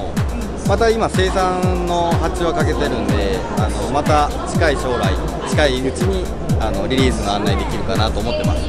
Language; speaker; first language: Japanese; native; Japanese